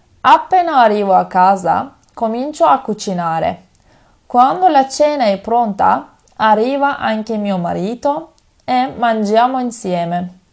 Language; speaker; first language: Italian; non-native, fluent; Turkish